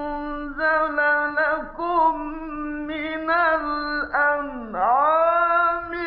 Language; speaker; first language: Arabic; native; Arabic